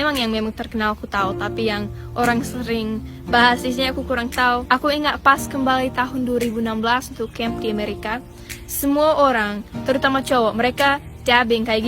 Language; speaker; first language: Indonesian; early bilingual, other home language; English